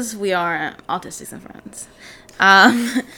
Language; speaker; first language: English; non-native, fluent; Swedish